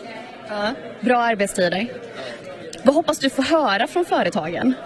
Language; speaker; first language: Swedish; native; Swedish